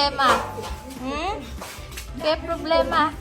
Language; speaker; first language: Spanish; non-native, learner; Filipino